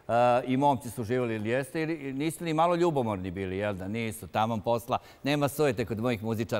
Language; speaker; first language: Serbian; native; Serbian